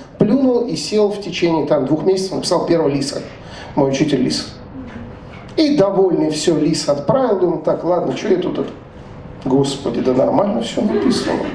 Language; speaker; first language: Russian; native; Russian